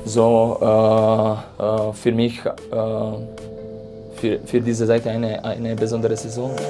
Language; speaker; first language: German; non-native, fluent; Slovak